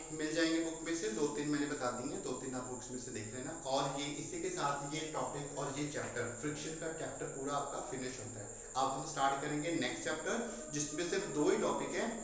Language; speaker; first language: Hindi; non-native, local second language; Punjabi